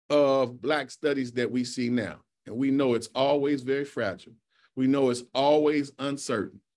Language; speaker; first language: English; native; English